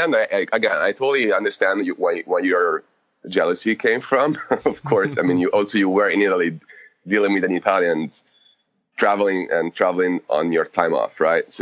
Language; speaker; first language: English; non-native, fluent; Italian